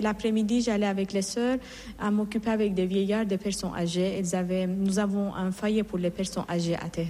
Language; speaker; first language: French; non-native, fluent; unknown